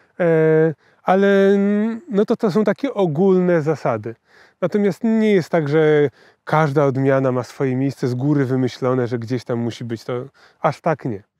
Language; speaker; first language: Polish; native; Polish